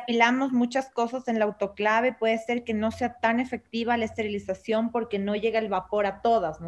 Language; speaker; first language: Spanish; native; Spanish